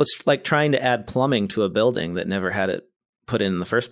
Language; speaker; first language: English; native; English